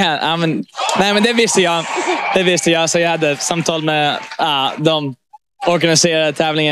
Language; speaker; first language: Swedish; early bilingual, heritage; English